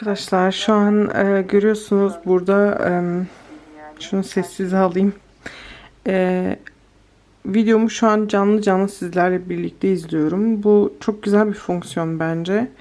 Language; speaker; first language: Turkish; early bilingual, heritage; Turkish